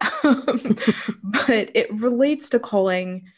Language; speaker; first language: English; native; English